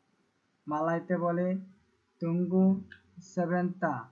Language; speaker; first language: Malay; non-native, learner; Bangla